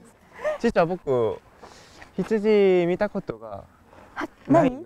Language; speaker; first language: Japanese; non-native, learner; Korean